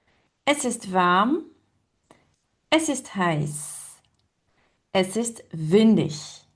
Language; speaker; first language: German; non-native, fluent; French